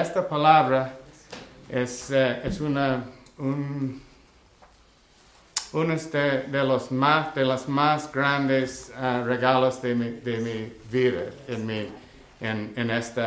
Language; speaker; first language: Spanish; non-native, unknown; English